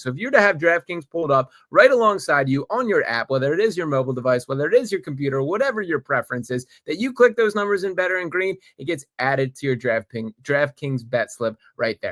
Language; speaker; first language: English; native; English